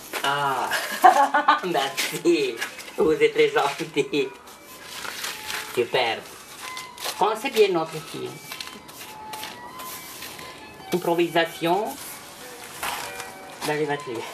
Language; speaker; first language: French; non-native, learner; Romanian